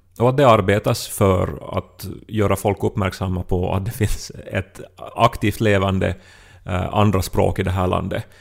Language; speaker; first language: Swedish; native; Swedish